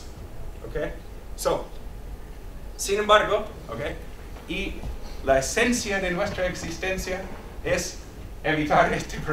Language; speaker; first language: Spanish; non-native, fluent; English